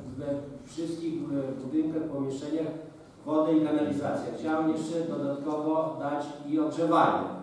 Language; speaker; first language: Polish; non-native, local second language; Lithuanian